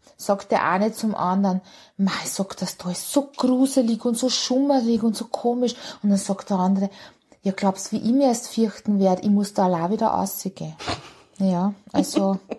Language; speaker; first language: German; early bilingual, other home language; Hungarian